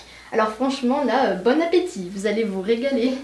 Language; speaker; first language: French; native; French